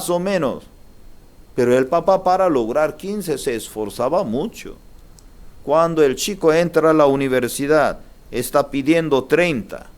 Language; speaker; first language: Spanish; non-native, learner; Korean